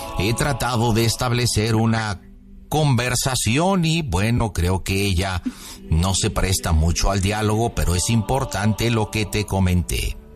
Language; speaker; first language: Spanish; native; Spanish